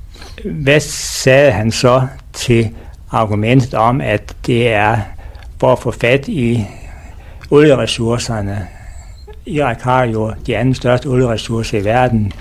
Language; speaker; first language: Danish; native; Danish